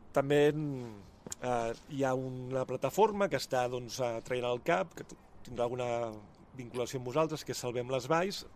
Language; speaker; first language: Catalan; native; Catalan